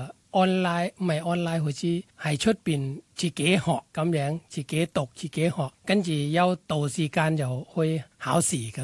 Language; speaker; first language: Cantonese; non-native, fluent; Thai